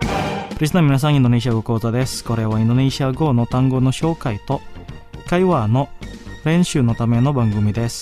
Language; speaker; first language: Japanese; non-native, fluent; Indonesian